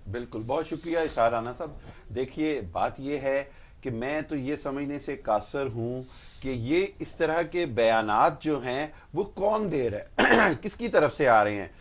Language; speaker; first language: Urdu; non-native, local second language; Punjabi